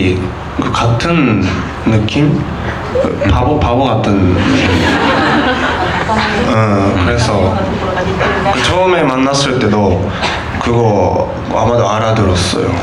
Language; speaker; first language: Korean; non-native, learner; Japanese